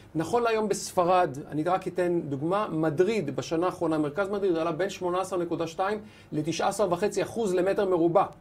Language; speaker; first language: Hebrew; native; Hebrew